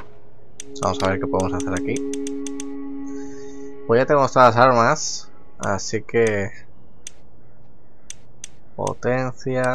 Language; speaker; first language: Spanish; native; Spanish